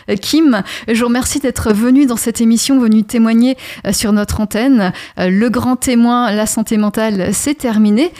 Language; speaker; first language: French; native; French